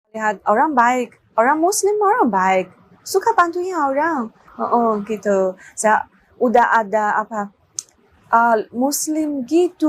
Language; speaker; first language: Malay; non-native, learner; Chinese